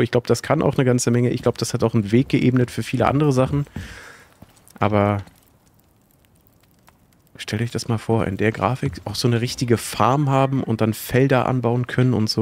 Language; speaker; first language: German; native; German